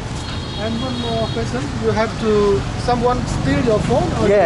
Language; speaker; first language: English; non-native, learner; Khmer